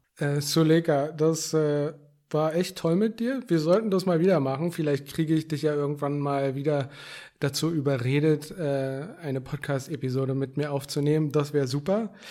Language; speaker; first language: German; native; German